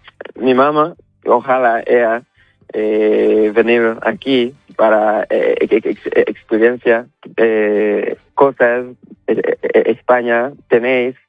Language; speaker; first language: Spanish; non-native, learner; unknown